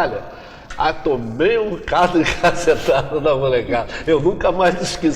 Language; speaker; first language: Portuguese; native; Portuguese